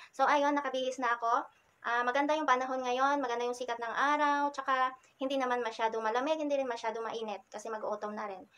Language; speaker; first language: Filipino; native; Filipino